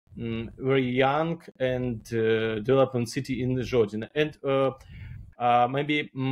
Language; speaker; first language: English; non-native, learner; Belarusian